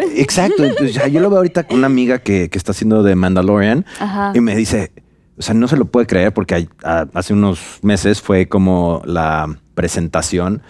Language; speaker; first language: Spanish; native; Spanish